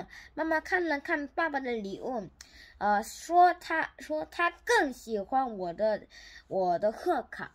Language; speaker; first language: Chinese; non-native, learner; Korean